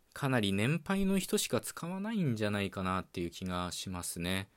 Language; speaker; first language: Japanese; native; Japanese